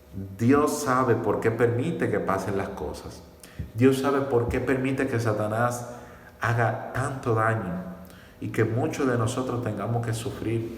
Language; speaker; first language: Spanish; native; Spanish